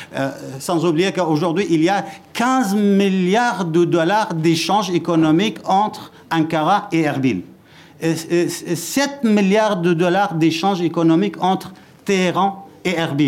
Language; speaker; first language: French; non-native, fluent; Kurdish